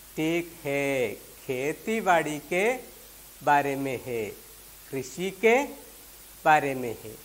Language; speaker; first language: Urdu; non-native, local second language; Malayalam